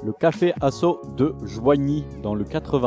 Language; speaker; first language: French; native; French